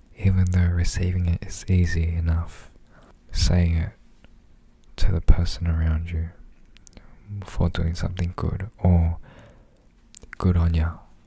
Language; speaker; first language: English; early bilingual, other home language; Korean